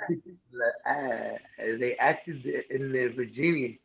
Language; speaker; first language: English; non-native, learner; Arabic